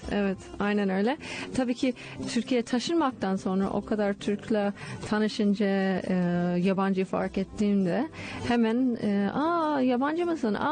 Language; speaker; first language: Turkish; non-native, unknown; English